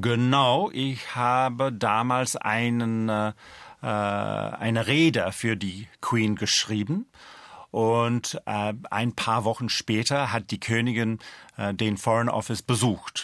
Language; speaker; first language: German; non-native, fluent; English